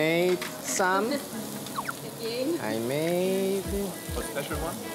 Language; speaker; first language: English; non-native, learner; Korean